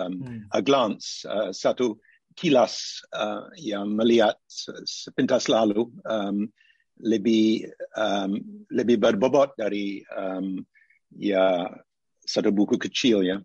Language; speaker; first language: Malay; non-native, fluent; English